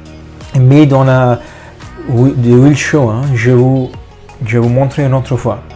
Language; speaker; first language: French; non-native, fluent; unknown